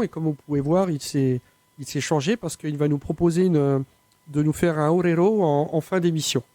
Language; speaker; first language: French; native; French